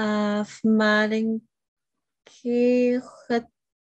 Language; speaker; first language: Russian; non-native, learner; Bulgarian